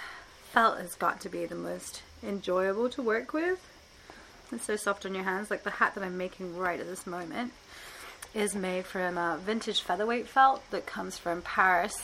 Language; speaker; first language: English; native; English